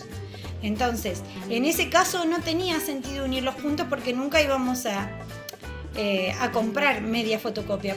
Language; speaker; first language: Spanish; native; Spanish